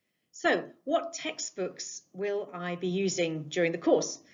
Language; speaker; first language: English; native; English